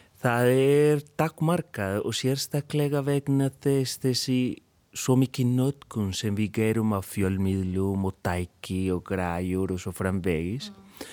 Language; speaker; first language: Icelandic; non-native, fluent; Spanish